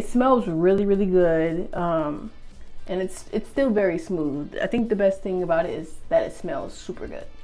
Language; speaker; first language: English; native; English